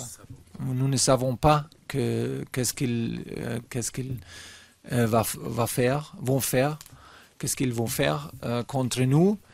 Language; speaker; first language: French; non-native, fluent; German